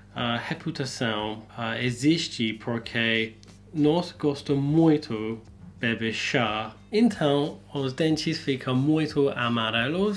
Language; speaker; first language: Portuguese; non-native, learner; English